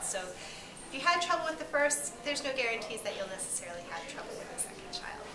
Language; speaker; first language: English; native; English